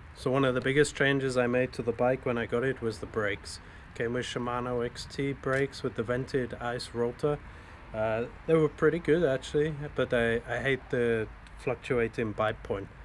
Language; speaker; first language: English; native; English